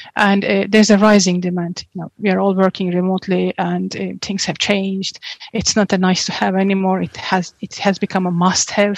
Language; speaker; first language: English; non-native, fluent; Turkish